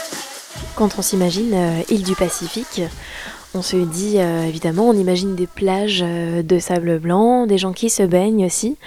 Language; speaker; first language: French; native; French